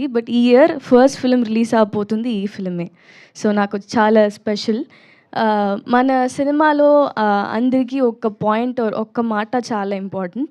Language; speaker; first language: Telugu; non-native, learner; Tamil